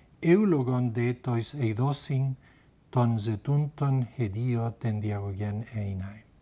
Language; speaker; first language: Greek; non-native, fluent; Spanish